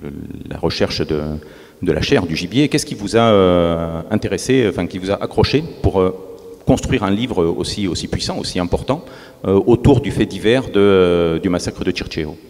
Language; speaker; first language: French; native; French